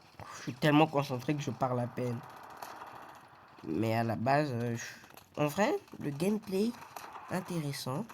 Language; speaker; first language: French; native; French